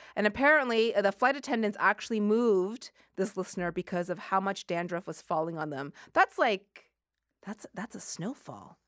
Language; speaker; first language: English; native; English